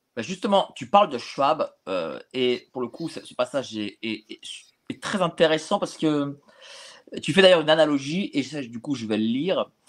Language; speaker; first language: French; native; French